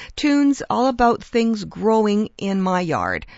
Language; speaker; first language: English; early bilingual, other home language; Ukrainian